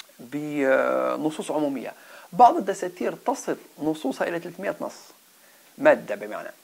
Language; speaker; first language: Arabic; non-native, local second language; Berber languages